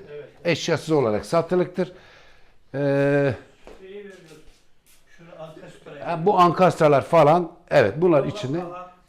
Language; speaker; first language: Turkish; native; Turkish